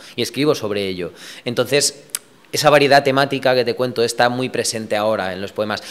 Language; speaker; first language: Spanish; early bilingual, other home language; Romanian